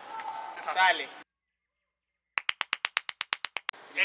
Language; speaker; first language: Spanish; native; Spanish